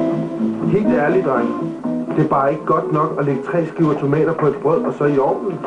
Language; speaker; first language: Danish; native; Danish